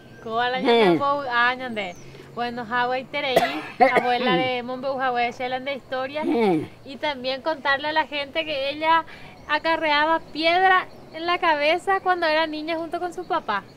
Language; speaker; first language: Spanish; native; Spanish